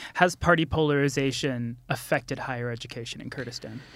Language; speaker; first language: English; native; English